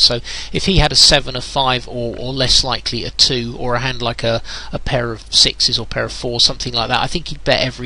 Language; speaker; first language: English; native; English